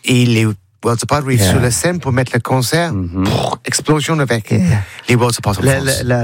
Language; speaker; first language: French; non-native, learner; English